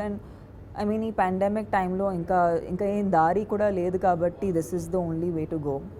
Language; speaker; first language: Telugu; non-native, fluent; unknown